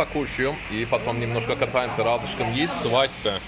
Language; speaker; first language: Russian; non-native, learner; Turkish